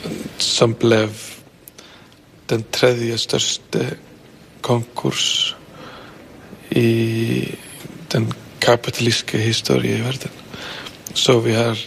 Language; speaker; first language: Danish; non-native, fluent; Icelandic